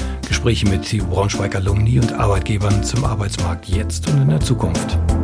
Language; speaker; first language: German; native; German